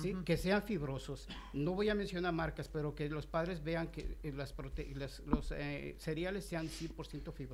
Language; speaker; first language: Spanish; native; Spanish